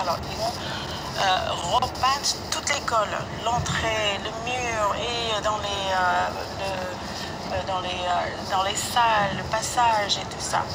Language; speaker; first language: French; non-native, fluent; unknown